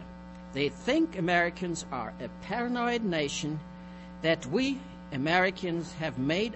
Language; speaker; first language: English; non-native, fluent; German